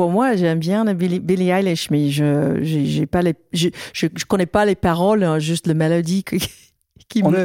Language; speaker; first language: French; non-native, learner; English